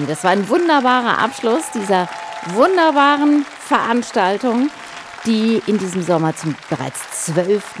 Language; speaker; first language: German; native; German